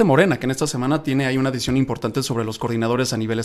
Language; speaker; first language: Spanish; native; Spanish